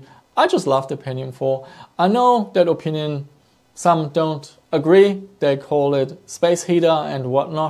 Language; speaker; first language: English; non-native, fluent; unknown